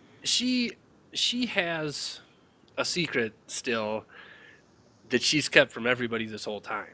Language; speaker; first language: English; native; English